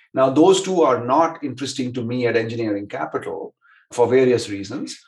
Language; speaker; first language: English; non-native, local second language; Hindi